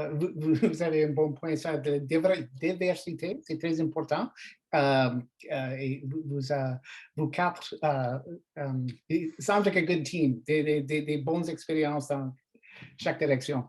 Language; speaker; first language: French; non-native, learner; English